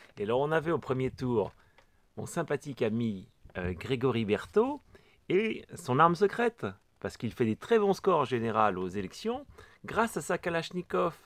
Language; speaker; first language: French; native; French